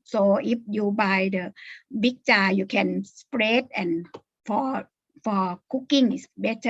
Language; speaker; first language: English; non-native, learner; Thai